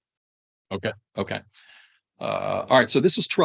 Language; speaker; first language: English; native; English